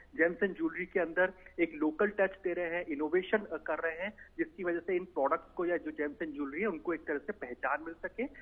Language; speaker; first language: Hindi; native; Hindi